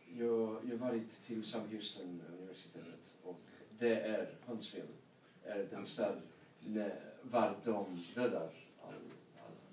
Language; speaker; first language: Swedish; non-native, learner; English